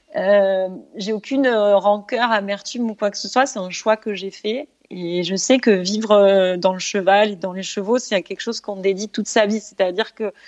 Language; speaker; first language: French; native; French